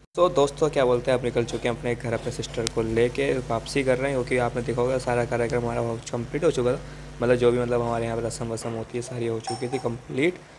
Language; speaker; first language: Hindi; native; Hindi